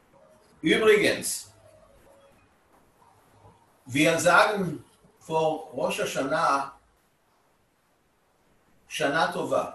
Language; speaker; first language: German; non-native, fluent; Hebrew